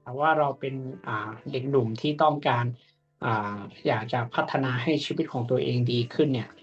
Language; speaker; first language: Thai; native; Thai